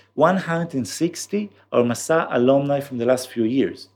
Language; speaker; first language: English; non-native, fluent; Hebrew